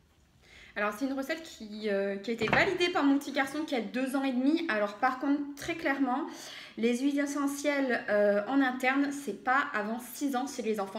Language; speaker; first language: French; native; French